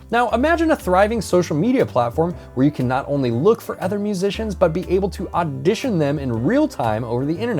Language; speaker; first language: English; native; English